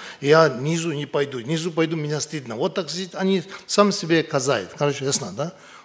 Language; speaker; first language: Russian; non-native, learner; Tibetan